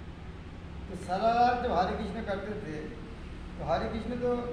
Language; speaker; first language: Hindi; non-native, local second language; Bangla